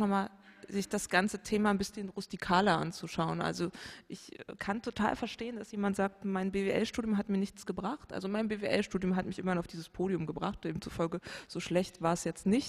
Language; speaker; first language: German; native; German